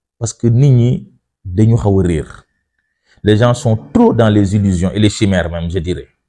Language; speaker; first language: French; non-native, local second language; Wolof